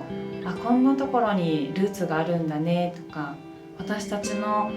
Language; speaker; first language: Japanese; native; Japanese